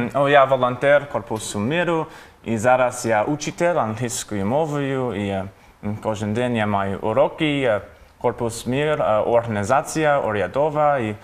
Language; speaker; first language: Ukrainian; non-native, learner; English